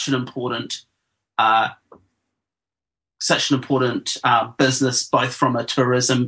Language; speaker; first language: English; native; English